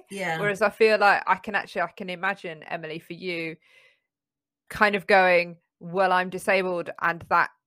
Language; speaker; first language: English; native; English